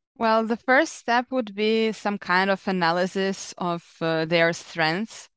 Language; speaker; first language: English; non-native, fluent; Serbian